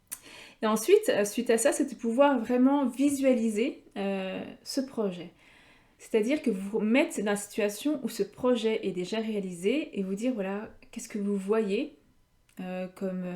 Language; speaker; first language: French; native; French